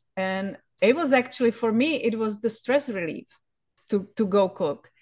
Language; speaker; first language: English; non-native, fluent; Czech